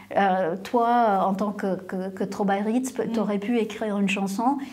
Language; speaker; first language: French; non-native, fluent; English